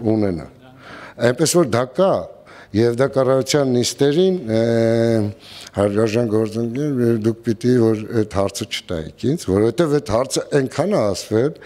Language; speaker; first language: Armenian; native; Armenian